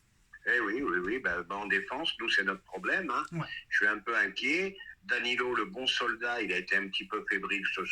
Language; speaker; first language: French; native; French